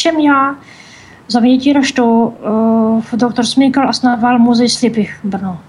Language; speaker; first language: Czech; non-native, learner; Russian